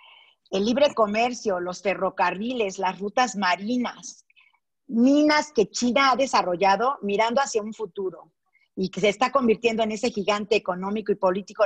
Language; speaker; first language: Spanish; native; Spanish